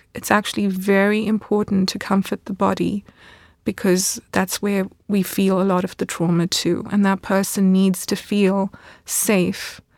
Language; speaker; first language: English; native; English